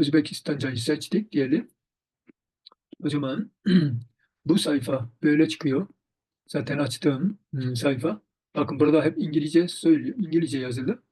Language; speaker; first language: Turkish; non-native, fluent; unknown